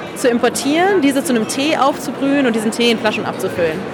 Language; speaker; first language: German; non-native, fluent; Catalan